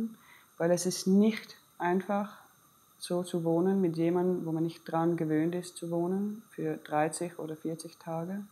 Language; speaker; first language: German; non-native, fluent; Danish